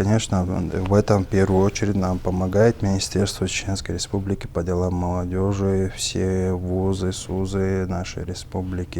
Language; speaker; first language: Russian; non-native, local second language; Chechen